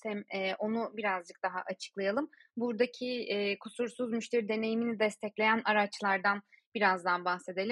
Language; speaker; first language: Turkish; native; Turkish